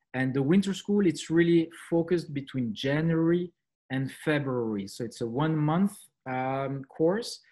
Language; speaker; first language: English; non-native, fluent; French